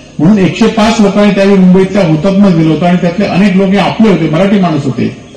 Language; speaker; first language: Marathi; native; Marathi